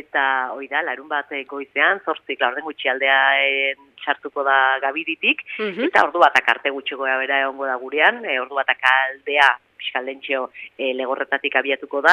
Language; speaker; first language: Basque; native; Basque